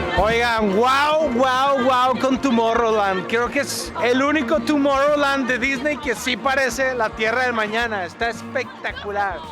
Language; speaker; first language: Spanish; native; Spanish